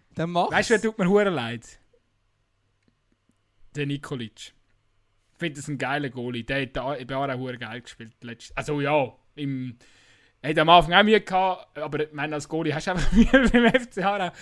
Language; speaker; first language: German; native; German